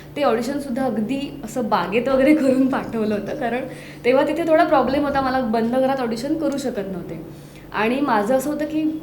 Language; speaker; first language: Marathi; native; Marathi